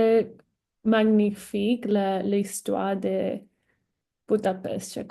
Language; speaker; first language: French; non-native, learner; Spanish